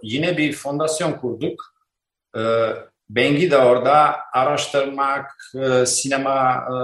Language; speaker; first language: Turkish; non-native, learner; Albanian